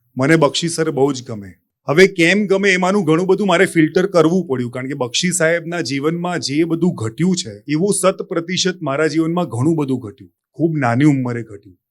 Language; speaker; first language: Gujarati; native; Gujarati